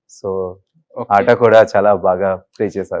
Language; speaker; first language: Telugu; non-native, learner; Hindi